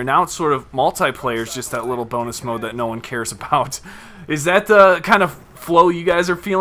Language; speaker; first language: English; native; English